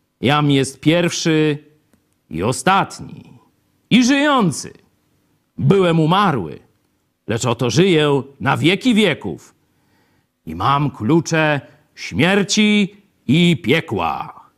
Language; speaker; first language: Polish; native; Polish